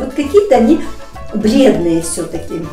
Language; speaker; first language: Russian; native; Russian